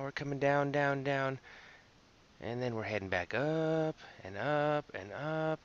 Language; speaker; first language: English; native; English